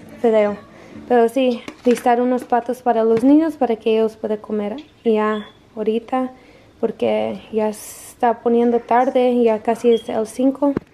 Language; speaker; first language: Spanish; early bilingual, other home language; English